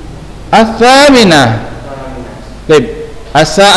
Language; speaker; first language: Arabic; non-native, fluent; Indonesian